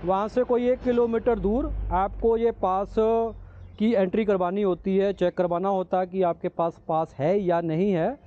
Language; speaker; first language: Hindi; non-native, local second language; Punjabi